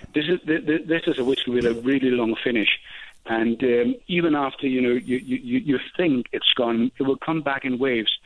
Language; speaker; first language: English; non-native, fluent; Danish